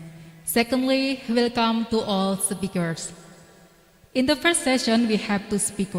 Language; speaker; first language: English; non-native, learner; Indonesian